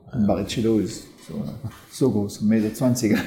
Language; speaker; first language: German; non-native, fluent; French